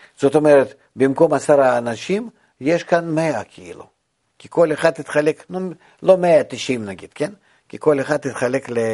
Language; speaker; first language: Hebrew; non-native, fluent; Russian